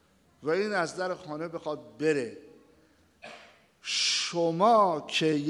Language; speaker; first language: Persian; native; Persian